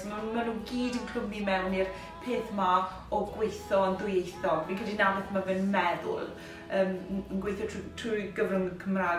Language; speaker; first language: Welsh; native; Welsh